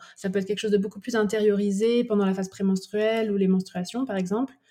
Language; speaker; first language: French; native; French